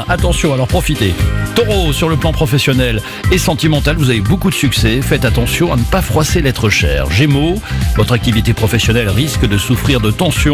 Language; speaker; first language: French; native; French